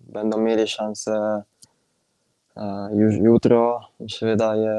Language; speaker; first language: Polish; non-native, fluent; Italian